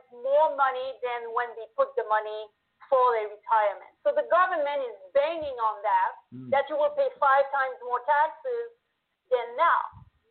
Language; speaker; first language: English; non-native, fluent; French